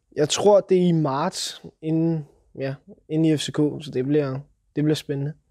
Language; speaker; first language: Danish; native; Danish